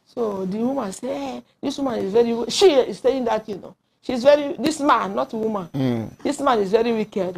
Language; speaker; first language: English; non-native, local second language; Igbo